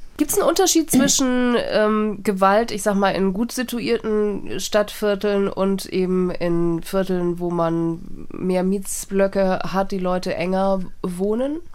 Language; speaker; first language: German; native; German